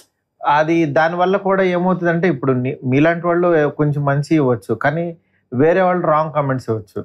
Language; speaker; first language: Telugu; native; Telugu